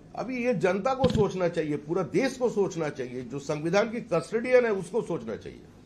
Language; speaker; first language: Hindi; non-native, local second language; Bangla